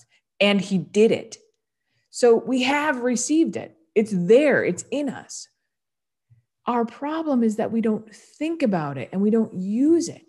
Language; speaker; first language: English; native; English